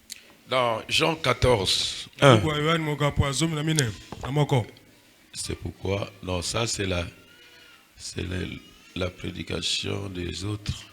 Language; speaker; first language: French; non-native, local second language; Lingala